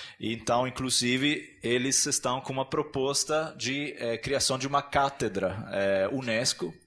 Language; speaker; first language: Portuguese; non-native, fluent; Italian